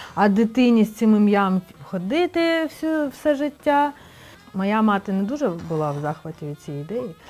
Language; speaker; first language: Ukrainian; non-native, local second language; Russian